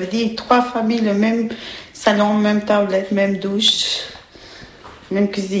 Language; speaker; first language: French; non-native, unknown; Albanian